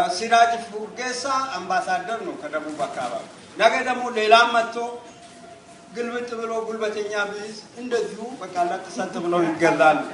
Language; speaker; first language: Amharic; non-native, local second language; Wolaytta